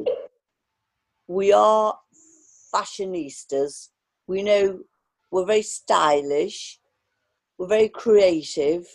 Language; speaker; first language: English; native; English